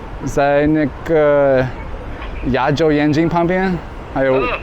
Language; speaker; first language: Chinese; non-native, learner; English